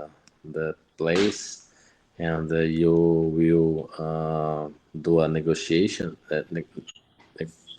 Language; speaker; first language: English; non-native, learner; Portuguese